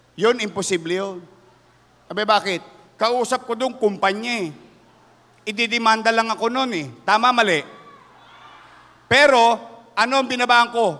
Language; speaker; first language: Filipino; native; Filipino